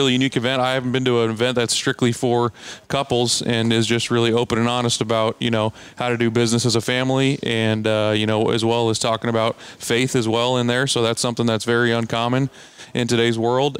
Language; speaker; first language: English; native; English